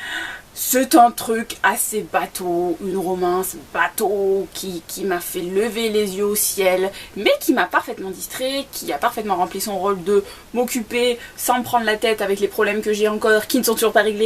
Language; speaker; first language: French; native; French